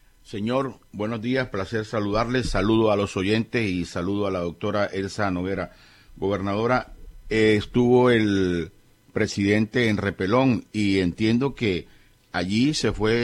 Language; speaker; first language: Spanish; native; Spanish